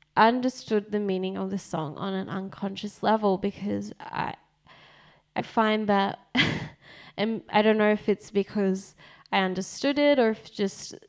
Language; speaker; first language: English; early bilingual, other home language; Japanese